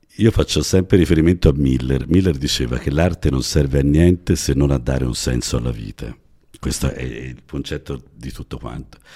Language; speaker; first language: Italian; native; Italian